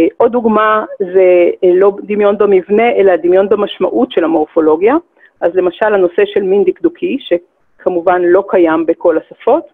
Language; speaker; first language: Hebrew; native; Hebrew